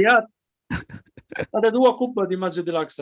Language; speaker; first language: Indonesian; non-native, fluent; Arabic